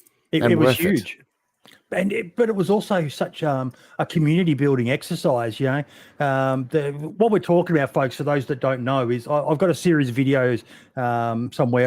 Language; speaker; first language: English; native; English